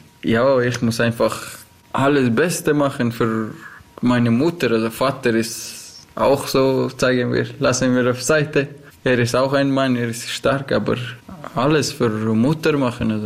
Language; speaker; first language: German; non-native, learner; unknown